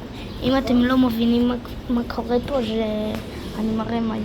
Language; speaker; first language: Hebrew; early bilingual, other home language; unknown